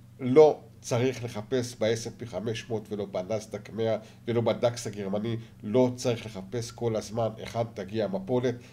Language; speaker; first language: Hebrew; native; Hebrew